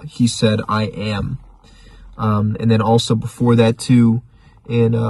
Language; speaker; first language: English; native; English